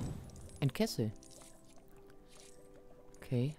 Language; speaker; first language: German; native; German